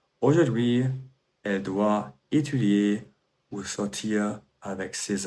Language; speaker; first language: French; non-native, fluent; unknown